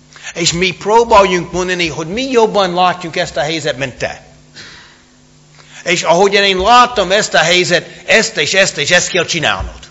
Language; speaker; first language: Hungarian; non-native, fluent; English